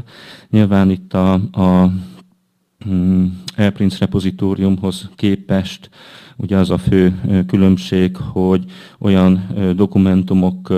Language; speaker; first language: Hungarian; native; Hungarian